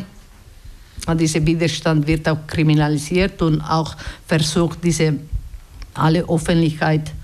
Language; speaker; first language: German; non-native, learner; Basque